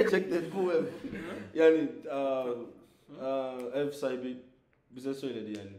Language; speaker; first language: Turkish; non-native, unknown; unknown